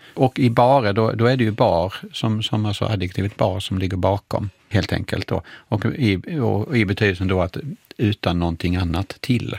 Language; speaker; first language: Swedish; native; Swedish